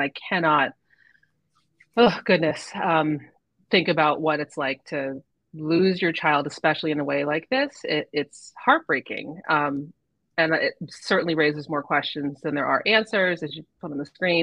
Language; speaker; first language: English; native; English